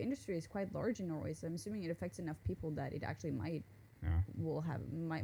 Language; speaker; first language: English; non-native, fluent; Norwegian